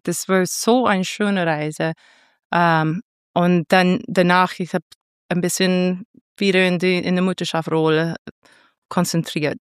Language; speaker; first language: German; non-native, fluent; English